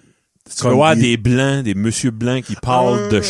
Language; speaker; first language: French; native; French